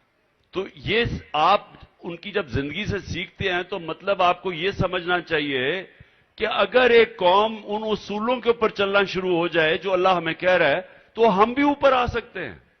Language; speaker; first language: Urdu; native; Urdu